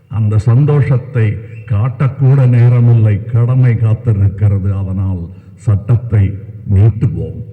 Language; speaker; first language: Tamil; native; Tamil